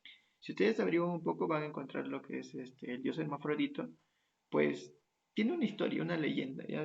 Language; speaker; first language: Spanish; native; Spanish